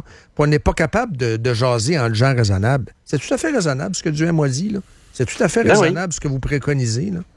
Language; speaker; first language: French; native; French